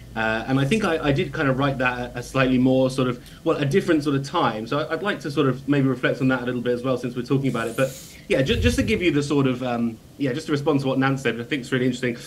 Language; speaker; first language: English; native; English